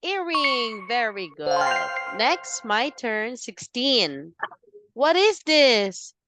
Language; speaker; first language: English; non-native, fluent; Filipino